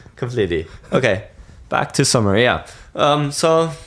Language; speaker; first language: English; non-native, fluent; German